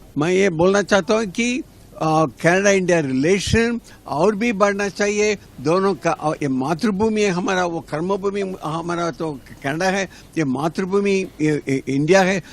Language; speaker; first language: Hindi; non-native, local second language; Gujarati